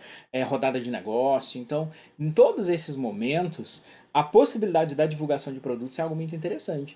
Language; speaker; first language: Portuguese; native; Portuguese